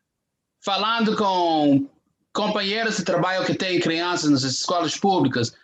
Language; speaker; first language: Portuguese; non-native, fluent; English